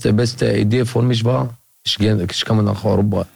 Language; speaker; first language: German; non-native, learner; Arabic